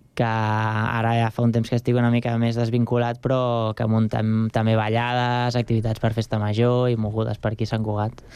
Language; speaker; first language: Catalan; native; Catalan